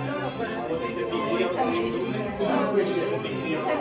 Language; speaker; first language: English; non-native, learner; Spanish